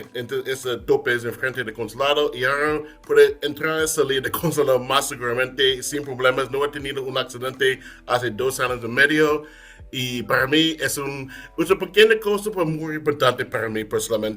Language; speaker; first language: Spanish; non-native, fluent; English